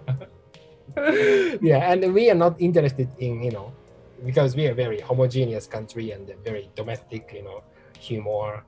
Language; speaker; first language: English; non-native, learner; Japanese